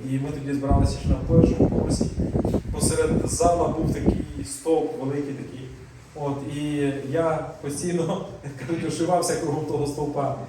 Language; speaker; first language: Ukrainian; non-native, local second language; Russian